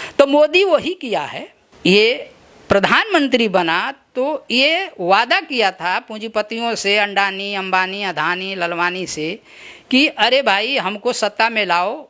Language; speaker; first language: Hindi; native; Hindi